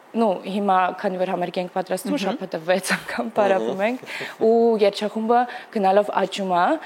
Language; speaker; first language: Armenian; early bilingual, heritage; Armenian